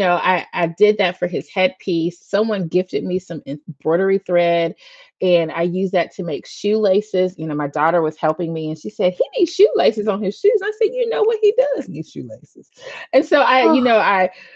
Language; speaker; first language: English; native; English